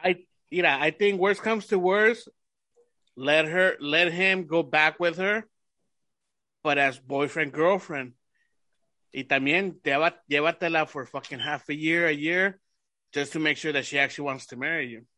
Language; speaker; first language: English; early bilingual, other home language; Spanish